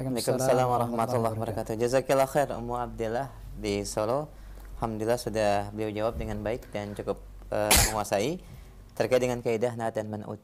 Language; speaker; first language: Indonesian; native; Indonesian